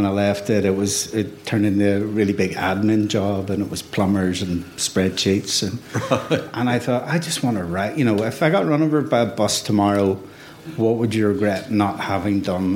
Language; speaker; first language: English; native; English